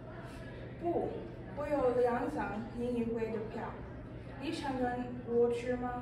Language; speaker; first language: Chinese; non-native, learner; English